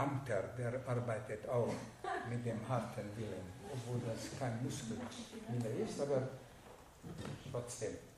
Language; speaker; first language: German; non-native, fluent; Hungarian